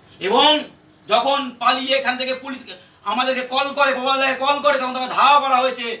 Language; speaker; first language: Bangla; native; Bangla